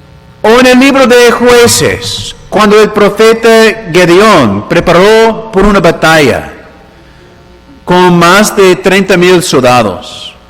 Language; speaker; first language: Spanish; non-native, fluent; English